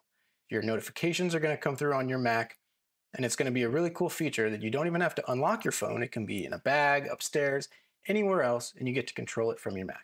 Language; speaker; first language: English; native; English